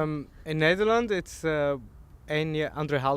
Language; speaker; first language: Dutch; non-native, learner; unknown